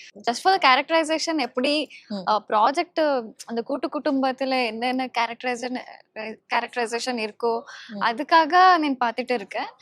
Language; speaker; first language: Tamil; non-native, learner; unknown